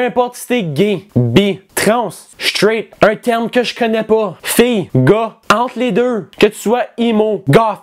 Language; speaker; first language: French; native; French